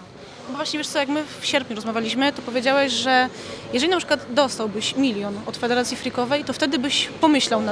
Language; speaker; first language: Polish; native; Polish